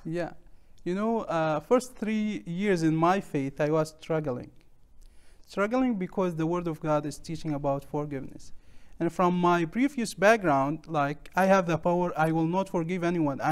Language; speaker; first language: English; non-native, learner; Arabic